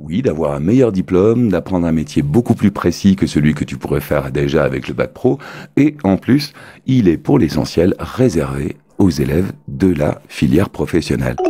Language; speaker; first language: French; native; French